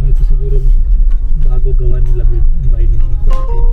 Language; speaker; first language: Filipino; non-native, learner; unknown